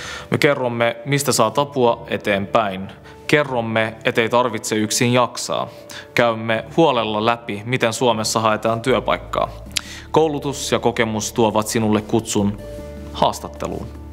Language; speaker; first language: Finnish; non-native, fluent; Turkish